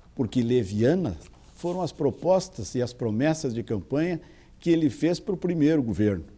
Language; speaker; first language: Portuguese; native; Portuguese